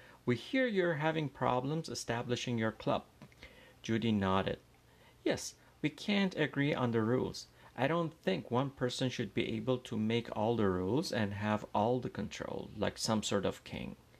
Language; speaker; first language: English; non-native, fluent; Persian